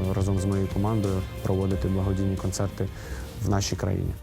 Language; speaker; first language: Ukrainian; native; Ukrainian